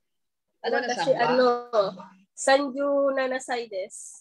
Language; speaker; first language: Japanese; non-native, learner; Filipino